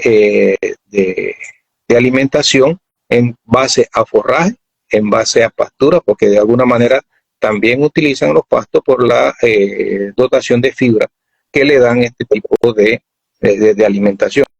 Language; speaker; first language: Spanish; native; Spanish